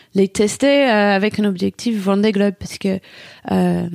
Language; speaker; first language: French; non-native, fluent; English